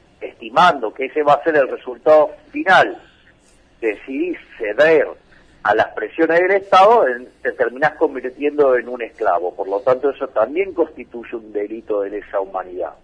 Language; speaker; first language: Spanish; native; Spanish